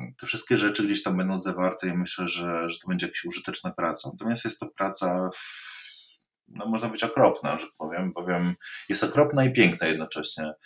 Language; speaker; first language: Polish; native; Polish